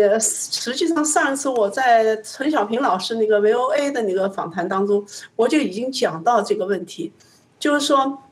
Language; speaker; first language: Chinese; native; Chinese